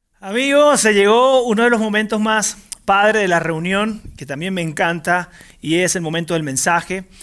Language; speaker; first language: Spanish; native; Spanish